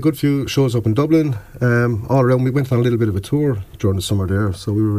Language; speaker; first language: English; native; English